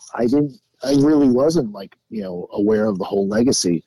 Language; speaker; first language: English; native; English